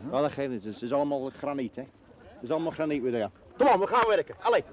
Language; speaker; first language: Dutch; non-native, fluent; English